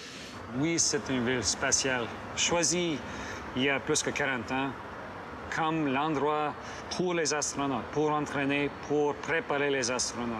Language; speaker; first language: French; non-native, fluent; English